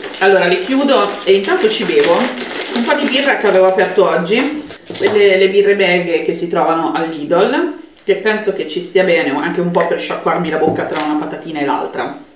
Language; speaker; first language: Italian; native; Italian